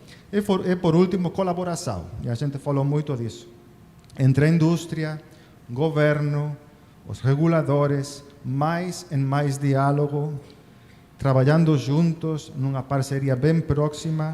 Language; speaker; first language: Portuguese; non-native, fluent; Spanish